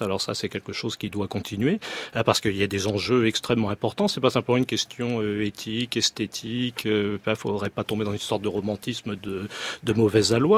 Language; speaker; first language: French; native; French